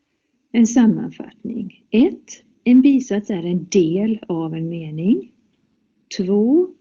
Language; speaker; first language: Swedish; non-native, learner; Spanish